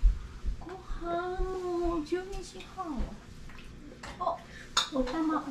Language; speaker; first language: Japanese; non-native, fluent; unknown